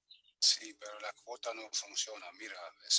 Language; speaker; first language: Spanish; non-native, fluent; German